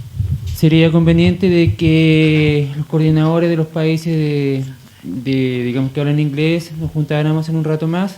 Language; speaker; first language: Spanish; native; Spanish